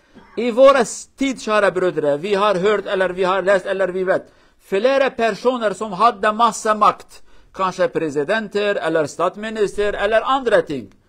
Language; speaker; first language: Norwegian; non-native, learner; Kurdish